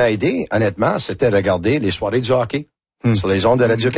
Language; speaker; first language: French; non-native, local second language; Italian